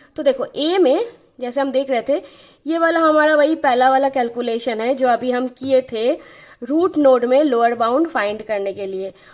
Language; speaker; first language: Hindi; non-native, local second language; Bangla